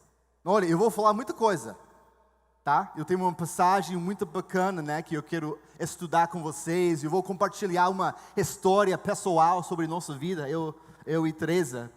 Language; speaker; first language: Portuguese; non-native, fluent; English